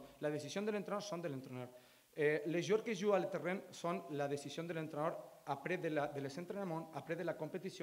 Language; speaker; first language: French; non-native, learner; Spanish